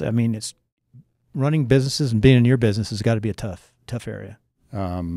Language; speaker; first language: English; native; English